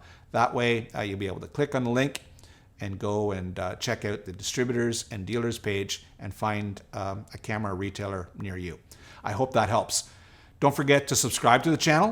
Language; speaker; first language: English; native; English